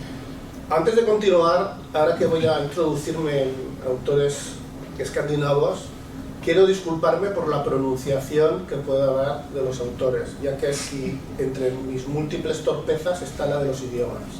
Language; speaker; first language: Spanish; native; Spanish